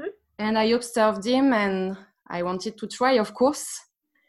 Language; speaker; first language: English; non-native, fluent; French